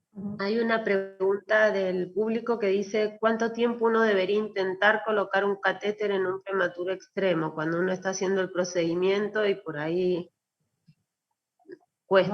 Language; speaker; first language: Spanish; native; Spanish